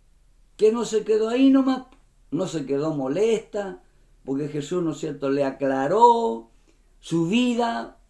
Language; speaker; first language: Spanish; native; Spanish